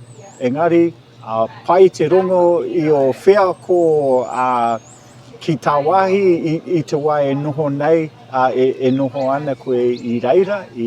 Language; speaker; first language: Māori; non-native, local second language; English